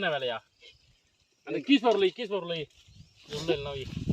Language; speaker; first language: Tamil; native; Tamil